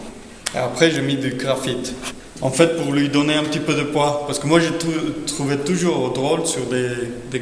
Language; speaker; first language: French; non-native, fluent; Spanish